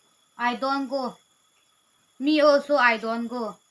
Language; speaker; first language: English; non-native, learner; Thado Chin